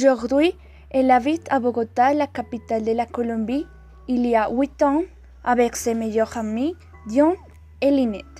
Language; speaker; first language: French; non-native, learner; Spanish